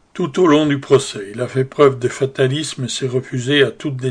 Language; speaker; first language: French; native; French